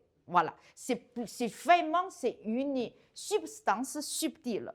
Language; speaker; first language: French; non-native, learner; Chinese